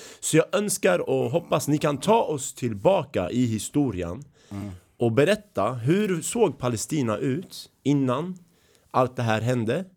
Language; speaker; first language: Swedish; early bilingual, other home language; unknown